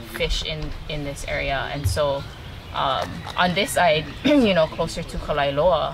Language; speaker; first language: English; native; English